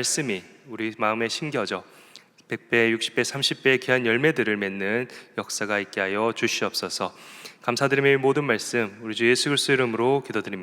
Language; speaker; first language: Korean; native; Korean